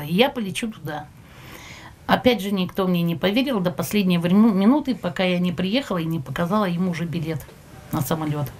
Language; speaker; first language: Russian; native; Russian